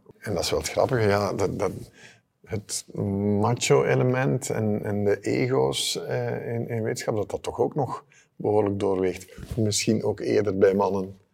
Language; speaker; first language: Dutch; native; Dutch